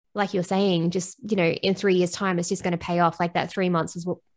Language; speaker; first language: English; native; English